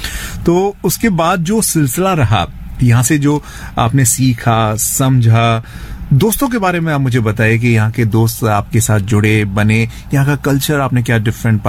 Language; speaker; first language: Hindi; native; Hindi